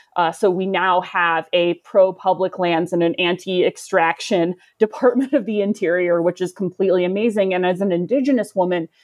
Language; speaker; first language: English; native; English